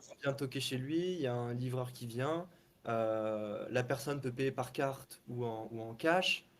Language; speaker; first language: French; native; French